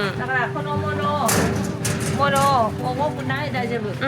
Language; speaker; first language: Japanese; non-native, learner; Thai